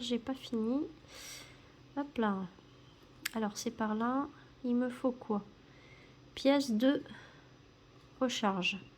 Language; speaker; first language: French; native; French